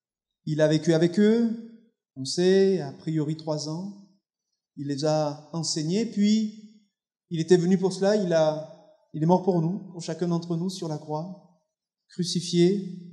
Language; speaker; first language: French; native; French